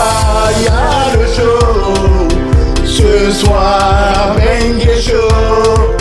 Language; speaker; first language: French; native; French